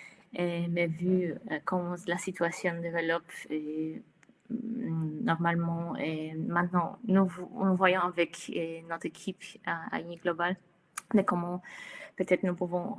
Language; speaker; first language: French; non-native, fluent; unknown